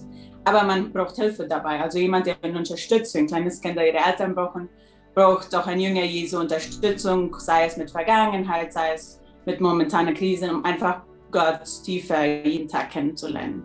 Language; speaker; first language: German; early bilingual, heritage; German